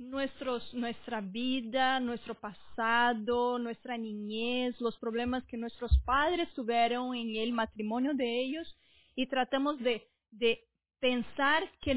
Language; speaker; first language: Spanish; non-native, fluent; Portuguese